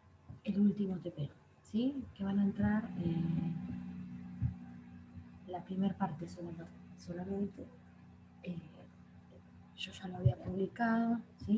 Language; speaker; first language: Spanish; native; Spanish